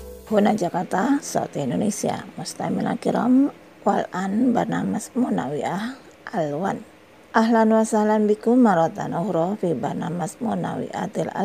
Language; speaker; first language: Arabic; non-native, fluent; Indonesian